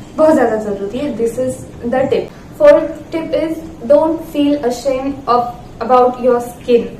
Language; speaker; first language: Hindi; non-native, local second language; Marathi